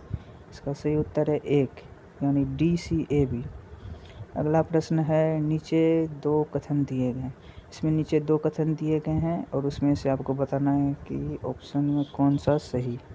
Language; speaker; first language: Hindi; native; Hindi